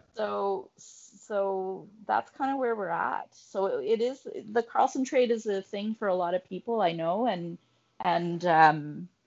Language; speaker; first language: English; native; English